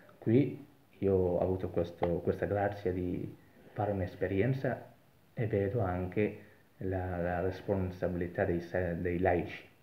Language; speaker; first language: Italian; non-native, fluent; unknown